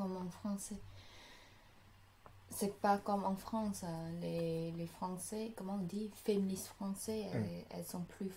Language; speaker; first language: French; non-native, learner; Khmer